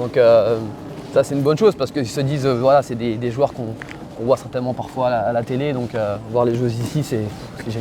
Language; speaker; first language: French; native; French